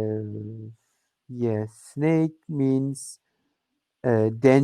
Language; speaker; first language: English; non-native, learner; Turkish